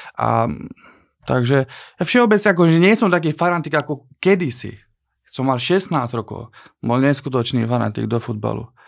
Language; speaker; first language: Slovak; non-native, local second language; Hungarian